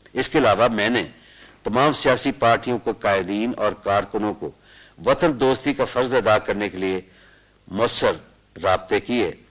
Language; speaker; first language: Urdu; non-native, local second language; Punjabi